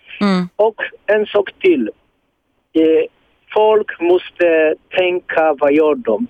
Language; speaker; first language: Swedish; non-native, learner; Polish